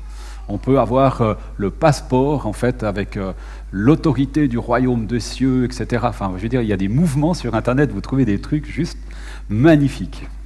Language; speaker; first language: French; native; French